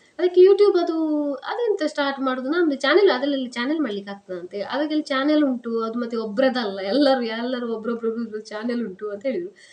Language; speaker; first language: Kannada; non-native, local second language; Tulu